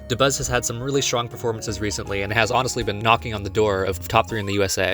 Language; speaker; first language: English; native; English